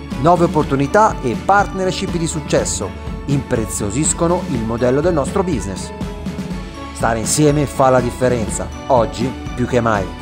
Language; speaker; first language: Italian; native; Italian